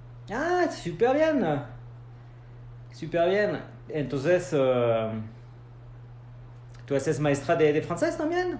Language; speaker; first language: Spanish; non-native, fluent; French